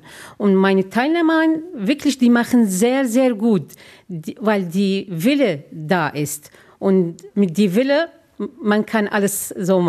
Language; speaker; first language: German; non-native, learner; Arabic